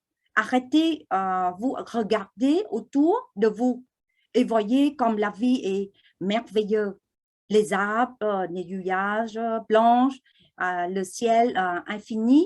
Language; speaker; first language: French; non-native, fluent; Vietnamese